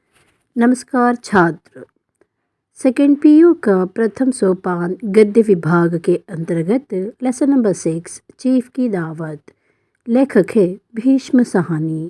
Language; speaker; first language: Hindi; non-native, local second language; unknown